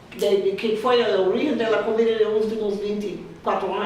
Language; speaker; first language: Spanish; non-native, fluent; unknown